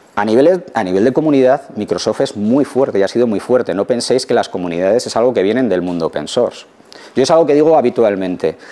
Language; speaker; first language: Spanish; native; Spanish